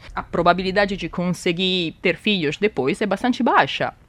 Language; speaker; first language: Portuguese; non-native, fluent; Italian